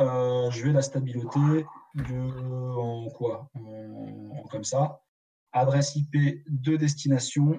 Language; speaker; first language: French; native; French